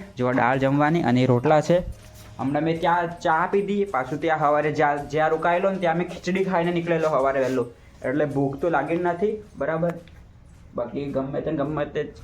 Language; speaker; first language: Gujarati; native; Gujarati